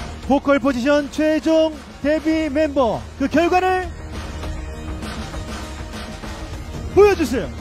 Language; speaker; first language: Korean; native; Korean